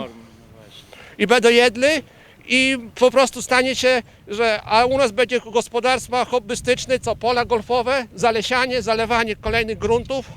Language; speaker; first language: Polish; native; Polish